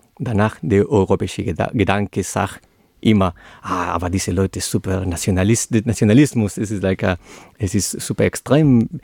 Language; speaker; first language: German; non-native, learner; Spanish